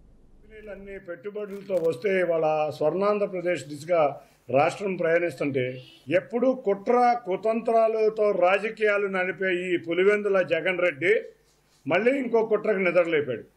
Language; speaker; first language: Telugu; native; Telugu